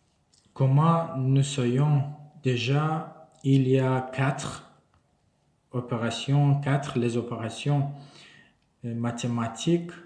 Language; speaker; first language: French; non-native, learner; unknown